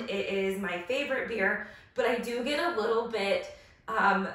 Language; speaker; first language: English; native; English